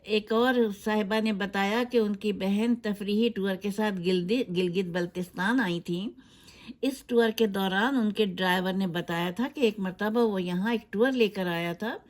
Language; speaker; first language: Urdu; native; Urdu